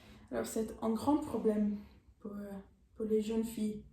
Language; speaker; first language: French; non-native, learner; English